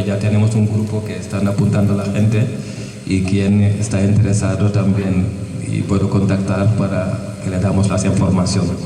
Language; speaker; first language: Spanish; non-native, fluent; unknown